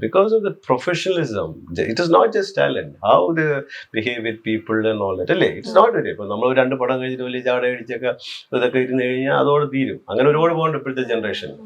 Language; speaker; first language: English; non-native, local second language; Malayalam